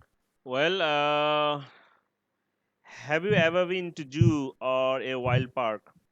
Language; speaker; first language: English; non-native, learner; Bangla